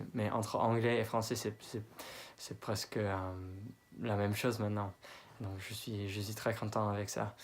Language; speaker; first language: French; non-native, fluent; English